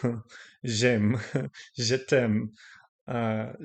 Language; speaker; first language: French; non-native, learner; English